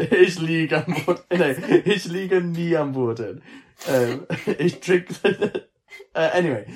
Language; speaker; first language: German; non-native, learner; English